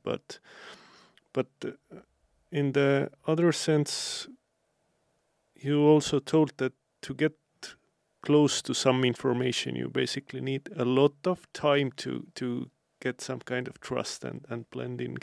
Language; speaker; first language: English; non-native, fluent; Estonian